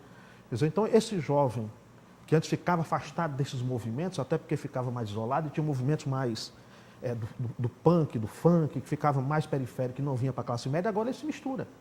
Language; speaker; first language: Portuguese; native; Portuguese